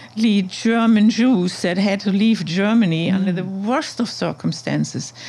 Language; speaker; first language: English; non-native, fluent; German